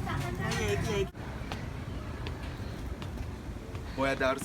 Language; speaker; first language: Spanish; non-native, learner; Japanese